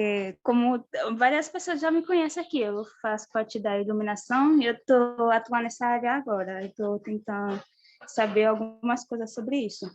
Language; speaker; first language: Portuguese; non-native, fluent; Haitian Creole